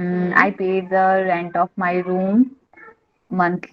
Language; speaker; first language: English; non-native, learner; Hindi